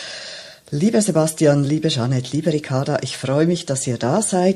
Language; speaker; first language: German; native; German